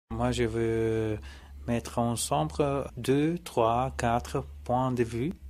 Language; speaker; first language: French; non-native, learner; Italian